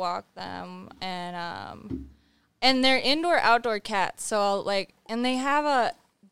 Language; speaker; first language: English; native; English